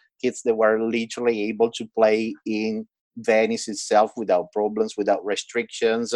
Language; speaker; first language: English; non-native, fluent; Italian